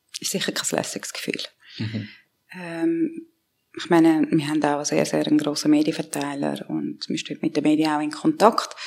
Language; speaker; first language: German; early bilingual, other home language; Persian